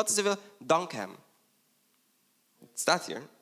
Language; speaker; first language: Dutch; non-native, fluent; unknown